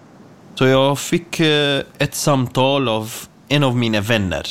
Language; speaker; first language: Swedish; non-native, fluent; Kurdish